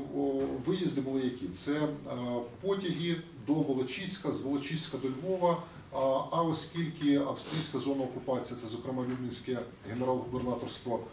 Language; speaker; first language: Ukrainian; native; Ukrainian